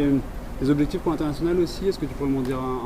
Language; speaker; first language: French; native; French